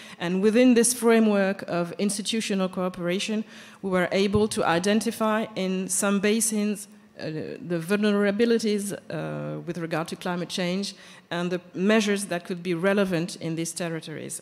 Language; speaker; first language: English; non-native, fluent; French